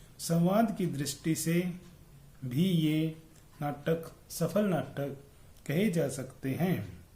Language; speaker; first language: Hindi; native; Hindi